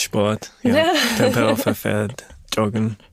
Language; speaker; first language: German; non-native, fluent; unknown